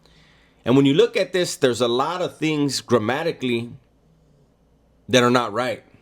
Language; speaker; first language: English; native; English